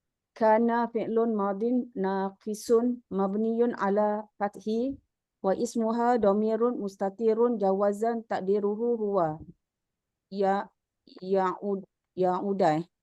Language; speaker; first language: Arabic; non-native, learner; Malay